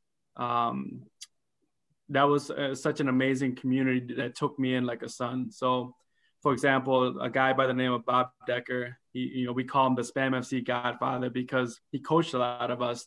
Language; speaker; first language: English; early bilingual, other home language; Khmer